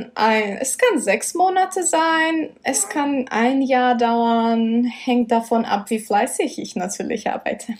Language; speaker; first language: German; non-native, fluent; Czech